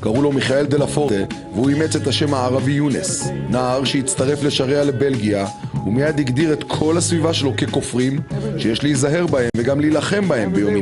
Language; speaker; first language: Hebrew; native; Hebrew